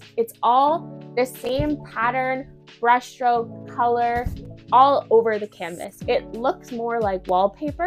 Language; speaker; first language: English; native; English